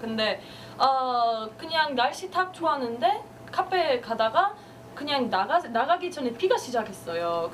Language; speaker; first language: Korean; non-native, learner; Albanian